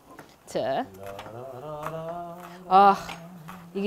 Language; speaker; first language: Korean; non-native, learner; English